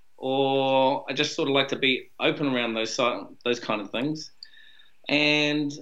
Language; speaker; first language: English; native; English